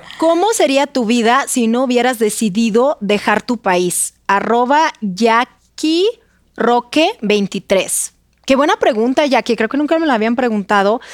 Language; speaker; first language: Spanish; non-native, fluent; Russian